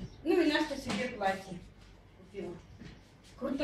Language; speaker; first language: Russian; native; Russian